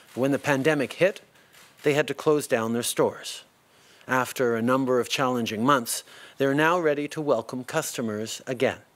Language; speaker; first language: English; early bilingual, other home language; French